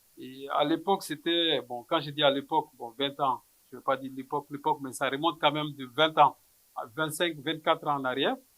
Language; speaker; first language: French; non-native, local second language; Bambara